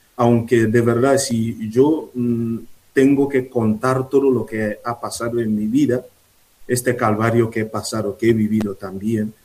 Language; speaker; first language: Spanish; non-native, fluent; Igbo